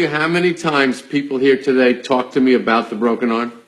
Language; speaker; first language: English; native; English